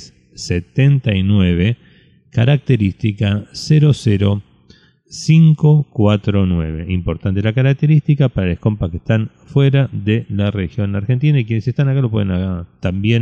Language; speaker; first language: Spanish; native; Spanish